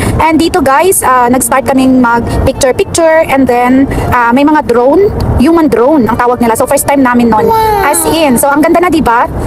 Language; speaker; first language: Filipino; non-native, local second language; Cebuano